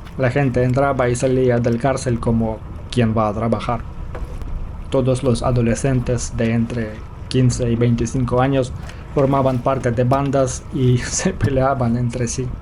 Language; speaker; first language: Spanish; non-native, fluent; Ukrainian